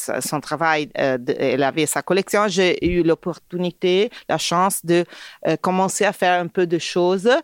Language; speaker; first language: French; non-native, fluent; Italian